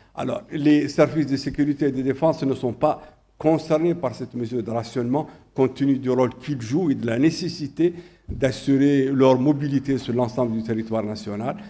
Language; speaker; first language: French; non-native, local second language; Arabic